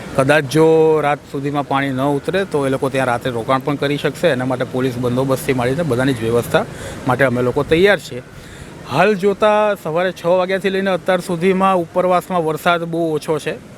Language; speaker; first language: Gujarati; native; Gujarati